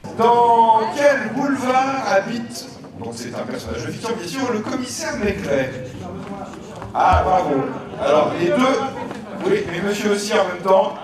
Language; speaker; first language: French; native; French